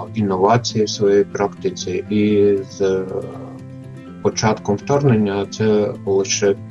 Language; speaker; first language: Ukrainian; non-native, fluent; Latvian